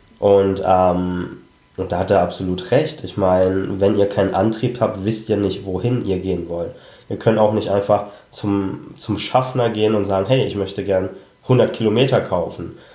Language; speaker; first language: German; early bilingual, other home language; Cantonese